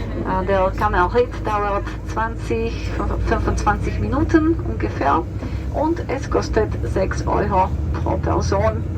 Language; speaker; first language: German; non-native, fluent; Spanish